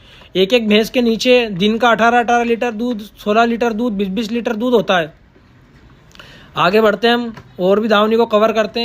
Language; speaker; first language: Hindi; native; Hindi